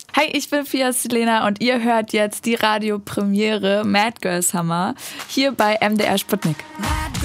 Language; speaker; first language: German; native; German